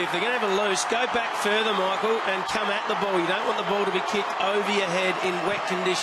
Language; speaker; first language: English; native; English